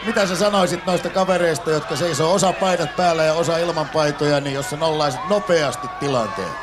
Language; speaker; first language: Finnish; native; Finnish